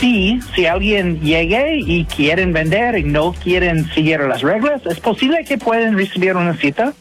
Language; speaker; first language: Spanish; non-native, fluent; English